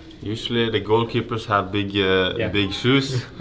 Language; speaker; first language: English; non-native, fluent; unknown